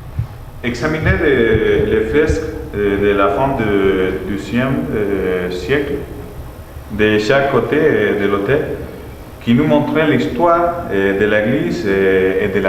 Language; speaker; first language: French; non-native, learner; Spanish